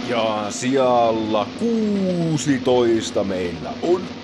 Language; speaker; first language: Finnish; native; Finnish